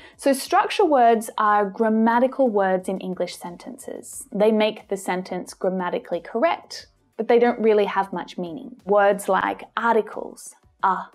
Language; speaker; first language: English; native; English